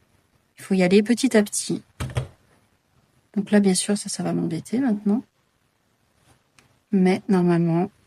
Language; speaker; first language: French; native; French